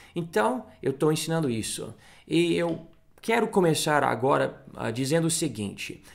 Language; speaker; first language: Portuguese; non-native, fluent; English